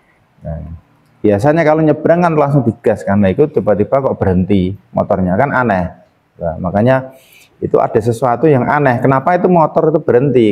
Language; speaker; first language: Indonesian; native; Indonesian